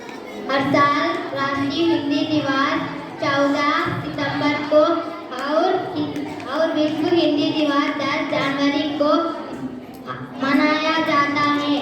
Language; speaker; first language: Hindi; non-native, local second language; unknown